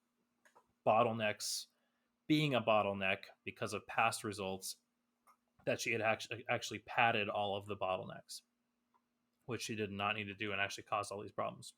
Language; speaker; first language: English; native; English